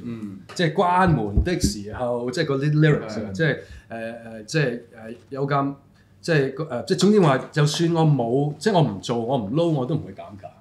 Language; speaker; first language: Cantonese; early bilingual, heritage; Cantonese